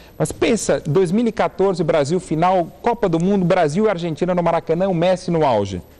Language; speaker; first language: Portuguese; native; Portuguese